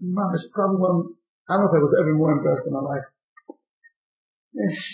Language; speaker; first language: English; native; English